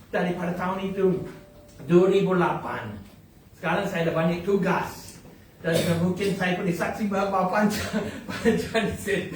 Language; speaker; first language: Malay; non-native, fluent; English